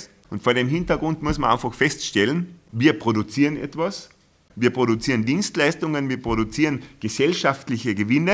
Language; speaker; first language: German; native; German